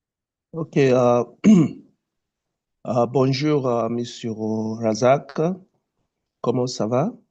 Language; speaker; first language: French; non-native, fluent; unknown